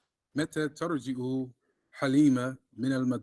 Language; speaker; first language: Arabic; non-native, learner; English